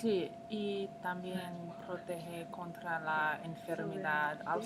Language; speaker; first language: Spanish; non-native, learner; English